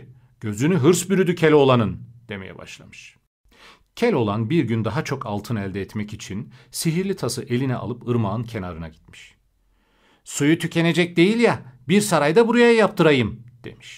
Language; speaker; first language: Turkish; native; Turkish